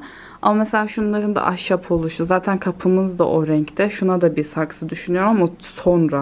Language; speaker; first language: Turkish; native; Turkish